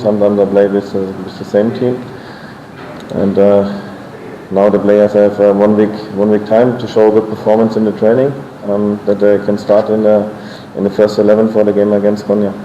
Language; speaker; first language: English; non-native, fluent; German